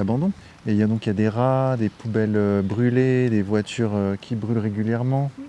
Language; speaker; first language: French; native; French